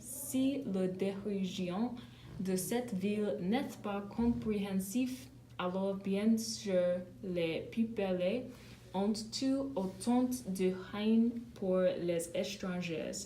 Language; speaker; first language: French; non-native, learner; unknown